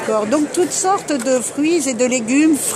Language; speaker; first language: French; native; French